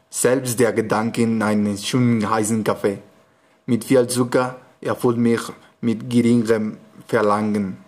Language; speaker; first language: German; non-native, learner; Spanish